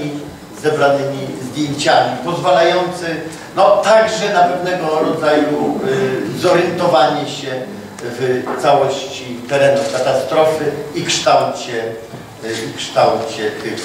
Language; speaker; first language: Polish; native; Polish